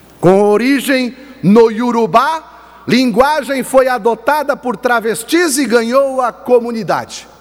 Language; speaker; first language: Portuguese; native; Portuguese